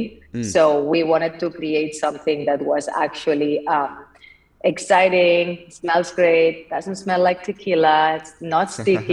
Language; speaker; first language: English; non-native, fluent; Spanish